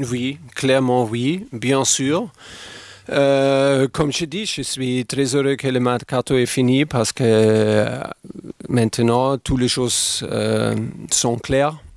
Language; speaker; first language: French; non-native, fluent; German